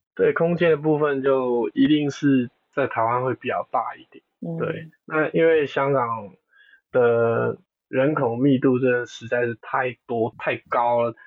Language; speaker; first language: Chinese; non-native, local second language; Cantonese